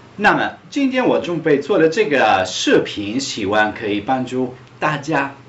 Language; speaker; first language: Chinese; non-native, fluent; Italian